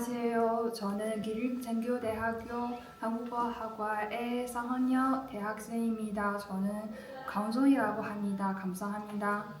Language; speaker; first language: Korean; non-native, learner; Chinese